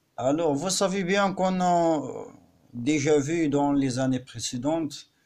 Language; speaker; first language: French; non-native, local second language; Arabic